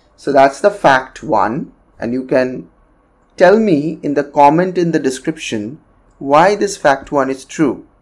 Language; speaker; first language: English; non-native, local second language; Bangla